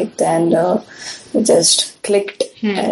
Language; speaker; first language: English; non-native, local second language; Marathi